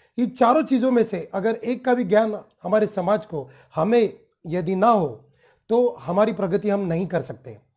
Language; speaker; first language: Hindi; non-native, local second language; Marathi